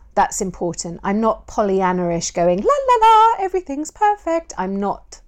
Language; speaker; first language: English; native; English